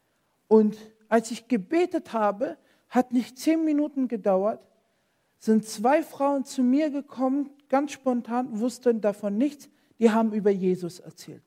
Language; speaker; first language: German; non-native, fluent; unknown